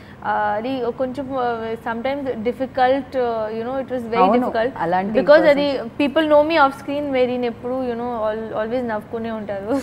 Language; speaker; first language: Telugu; non-native, learner; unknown